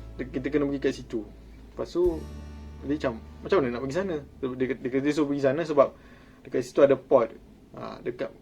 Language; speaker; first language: Malay; native; Malay